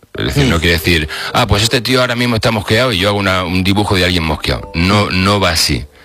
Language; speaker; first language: Spanish; native; Spanish